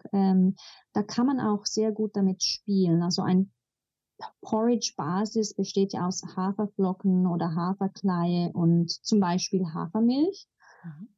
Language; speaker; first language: German; early bilingual, heritage; German